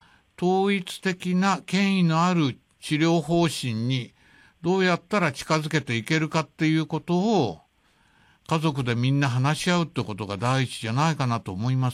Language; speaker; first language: Japanese; native; Japanese